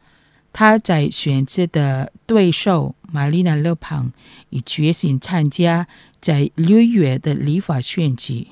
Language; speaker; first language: Chinese; non-native, fluent; Indonesian